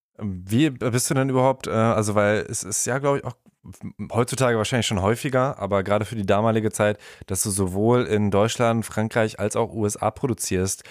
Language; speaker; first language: German; native; German